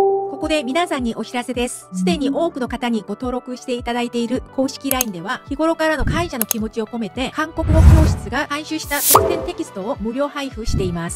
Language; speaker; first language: Japanese; native; Japanese